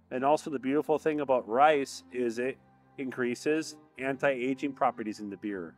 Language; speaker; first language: English; native; English